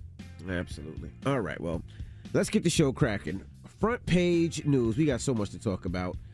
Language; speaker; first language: English; native; English